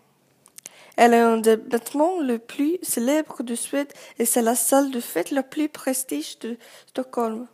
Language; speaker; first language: French; non-native, learner; Swedish